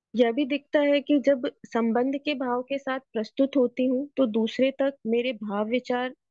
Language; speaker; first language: Hindi; native; Hindi